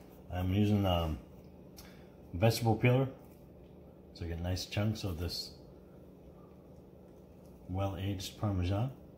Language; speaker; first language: English; native; English